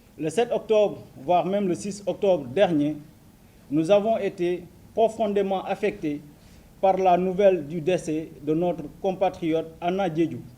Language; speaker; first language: French; non-native, local second language; Wolof